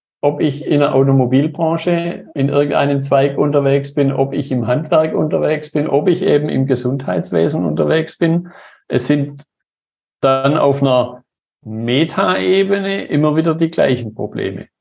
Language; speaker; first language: German; native; German